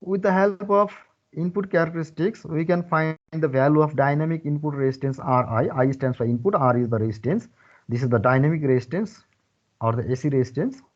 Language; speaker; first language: English; non-native, local second language; Nepali